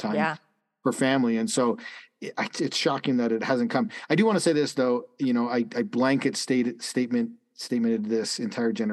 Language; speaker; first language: English; native; English